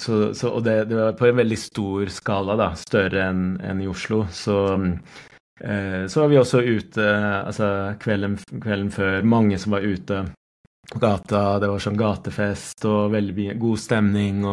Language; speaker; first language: Norwegian; non-native, fluent; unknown